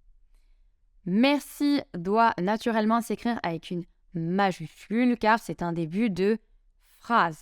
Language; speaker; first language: French; native; French